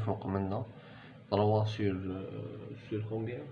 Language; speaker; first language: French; non-native, local second language; Arabic